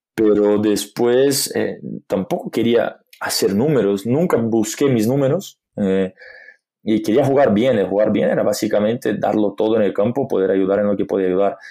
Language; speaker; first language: Spanish; non-native, fluent; Portuguese